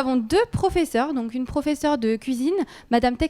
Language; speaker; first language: French; native; French